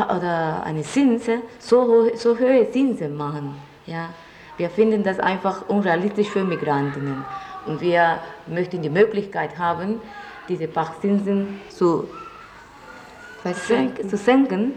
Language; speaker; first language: German; non-native, fluent; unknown